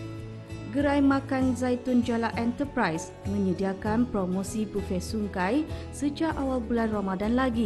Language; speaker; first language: Malay; native; Malay